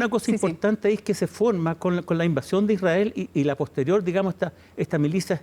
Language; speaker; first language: Spanish; native; Spanish